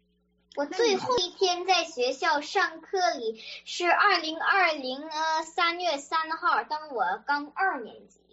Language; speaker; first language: Chinese; early bilingual, other home language; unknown